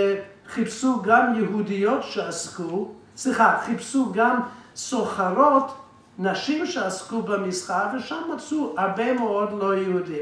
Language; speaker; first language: Hebrew; non-native, fluent; English